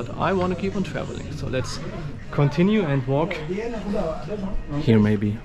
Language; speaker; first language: English; non-native, fluent; German